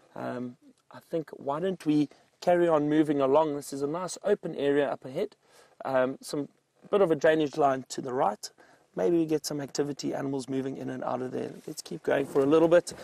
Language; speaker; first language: English; native; English